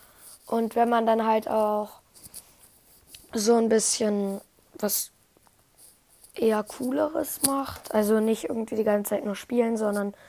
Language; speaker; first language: German; native; German